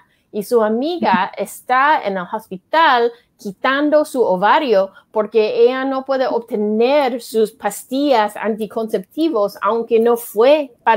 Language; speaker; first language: Spanish; non-native, learner; English